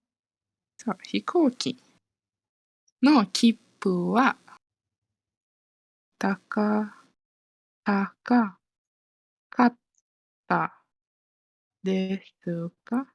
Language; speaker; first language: Japanese; non-native, fluent; Malay